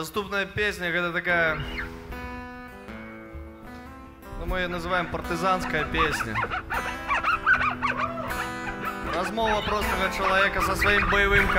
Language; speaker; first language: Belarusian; non-native, local second language; Russian